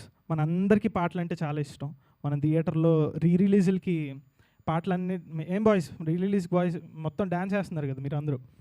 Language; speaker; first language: Telugu; native; Telugu